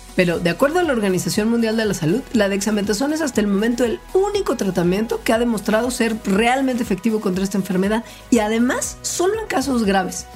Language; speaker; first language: Spanish; native; Spanish